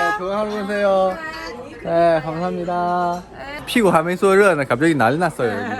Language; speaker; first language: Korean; non-native, fluent; Chinese